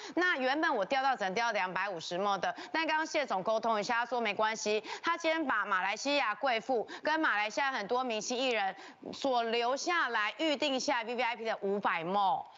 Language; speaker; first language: Chinese; native; Chinese